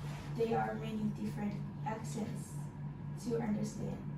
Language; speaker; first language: English; non-native, fluent; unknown